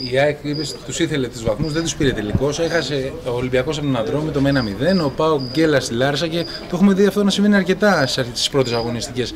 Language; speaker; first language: Greek; native; Greek